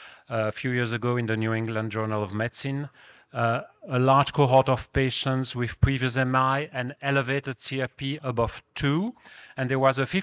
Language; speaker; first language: English; non-native, fluent; French